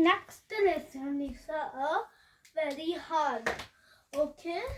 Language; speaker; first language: English; non-native, learner; Hindi